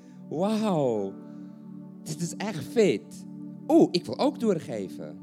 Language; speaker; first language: Dutch; non-native, learner; English